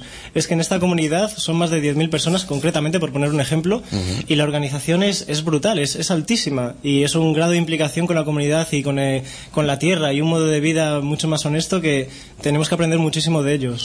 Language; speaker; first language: Spanish; native; Spanish